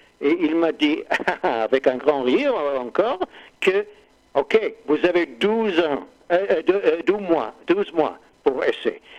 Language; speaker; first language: French; non-native, learner; English